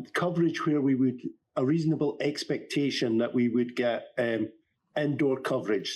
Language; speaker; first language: English; native; English